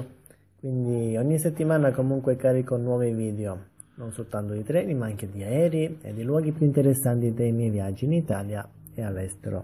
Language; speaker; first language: Italian; native; Italian